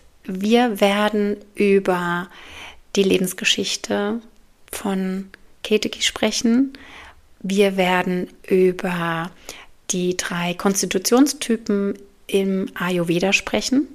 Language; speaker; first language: German; native; German